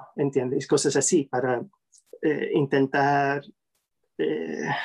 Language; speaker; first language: Spanish; non-native, fluent; English